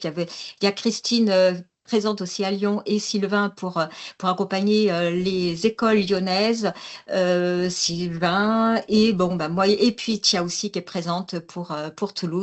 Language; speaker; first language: French; native; French